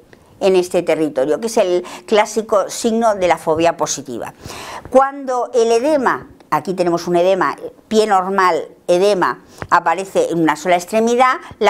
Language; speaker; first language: Spanish; native; Spanish